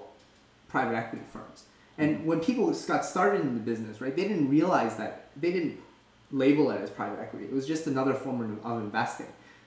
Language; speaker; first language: English; native; English